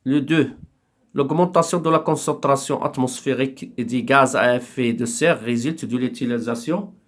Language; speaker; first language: French; non-native, local second language; Arabic